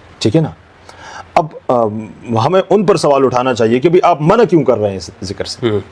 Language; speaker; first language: Urdu; non-native, local second language; Pashto